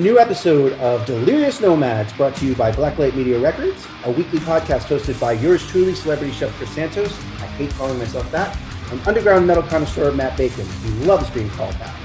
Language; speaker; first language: English; native; English